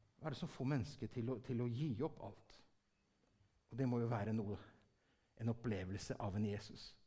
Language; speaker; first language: Norwegian; early bilingual, heritage; Norwegian